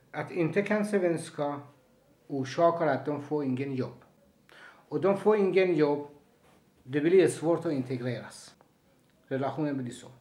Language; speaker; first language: Swedish; non-native, fluent; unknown